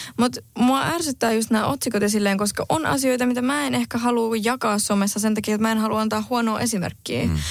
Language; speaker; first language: Finnish; early bilingual, heritage; Spanish